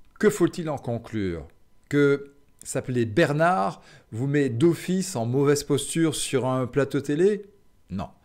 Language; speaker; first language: French; native; French